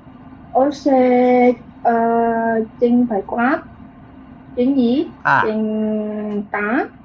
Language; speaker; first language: Cantonese; non-native, learner; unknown